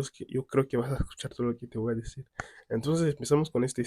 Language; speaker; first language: Spanish; non-native, fluent; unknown